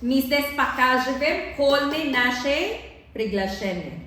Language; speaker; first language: Russian; non-native, learner; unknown